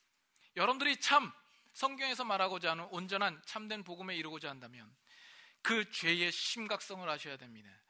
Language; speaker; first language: Korean; native; Korean